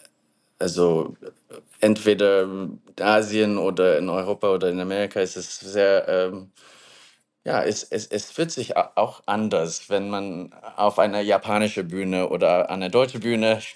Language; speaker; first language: German; non-native, learner; English